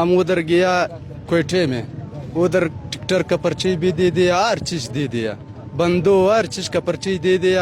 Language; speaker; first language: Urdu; non-native, learner; Pashto